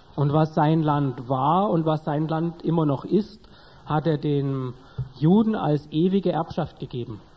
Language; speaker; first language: German; native; German